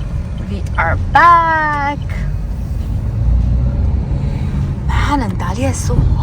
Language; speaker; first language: English; non-native, local second language; Urdu